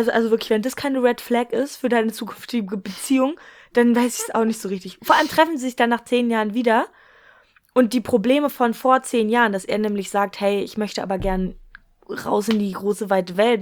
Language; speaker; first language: German; native; German